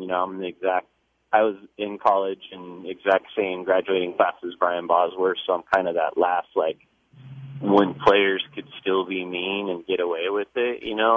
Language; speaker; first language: English; native; English